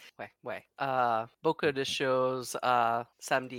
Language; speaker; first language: French; non-native, learner; English